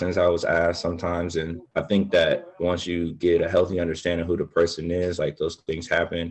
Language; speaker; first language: English; native; English